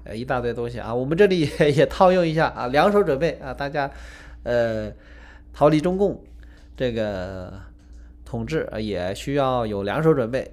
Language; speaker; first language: Chinese; native; Chinese